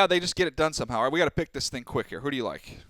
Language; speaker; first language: English; native; English